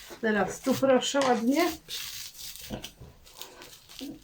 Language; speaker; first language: Polish; native; Polish